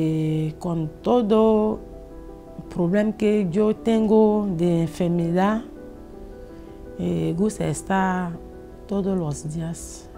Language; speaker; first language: Spanish; non-native, learner; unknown